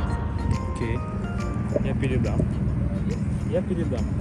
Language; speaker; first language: Russian; non-native, learner; Japanese